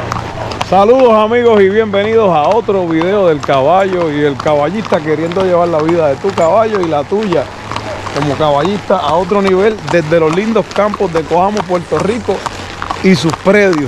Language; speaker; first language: Spanish; native; Spanish